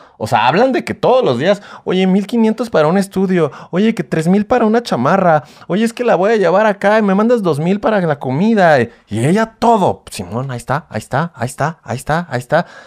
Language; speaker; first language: Spanish; native; Spanish